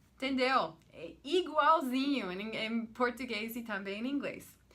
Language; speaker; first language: Portuguese; non-native, fluent; English